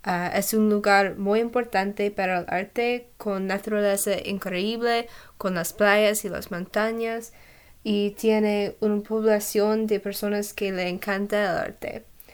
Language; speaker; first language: Spanish; non-native, learner; English